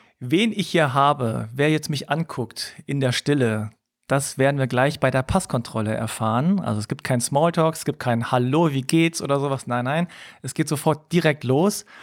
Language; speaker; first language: German; early bilingual, other home language; Korean